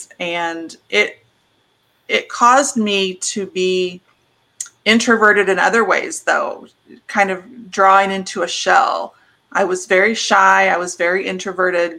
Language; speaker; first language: English; native; English